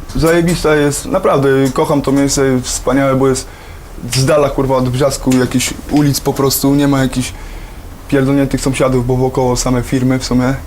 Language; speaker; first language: Polish; native; Polish